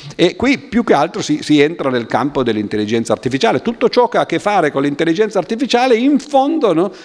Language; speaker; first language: Italian; native; Italian